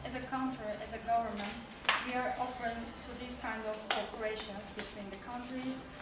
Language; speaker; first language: English; non-native, fluent; Turkish